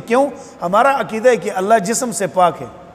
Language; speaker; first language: Urdu; native; Urdu